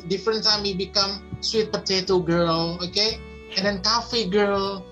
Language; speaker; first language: English; non-native, fluent; Indonesian